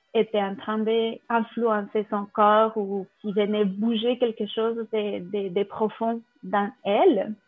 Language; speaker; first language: French; non-native, fluent; Spanish